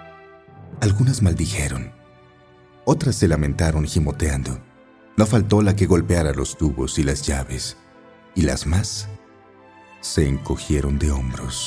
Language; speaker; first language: Spanish; native; Spanish